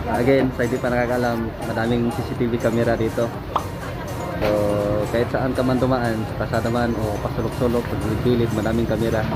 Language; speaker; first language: Filipino; non-native, local second language; Cebuano